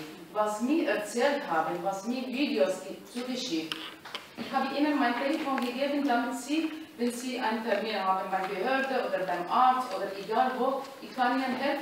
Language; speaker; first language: German; non-native, learner; Arabic